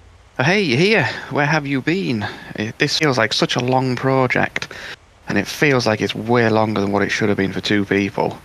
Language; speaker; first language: English; native; English